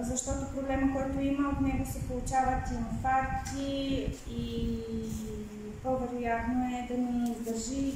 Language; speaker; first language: Bulgarian; native; Bulgarian